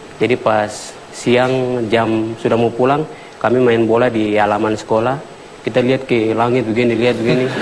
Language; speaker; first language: Indonesian; non-native, local second language; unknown